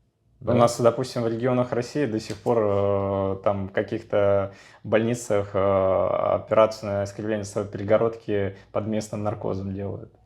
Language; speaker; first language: Russian; native; Russian